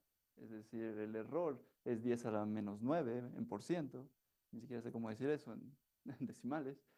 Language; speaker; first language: Spanish; native; Spanish